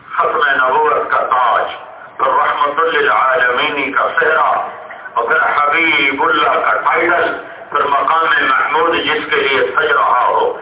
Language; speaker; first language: Urdu; non-native, local second language; Punjabi